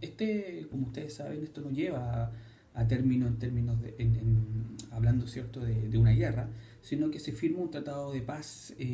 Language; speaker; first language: Spanish; native; Spanish